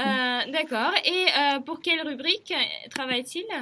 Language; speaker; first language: French; non-native, fluent; Russian